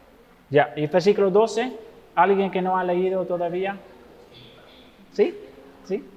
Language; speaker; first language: Spanish; non-native, fluent; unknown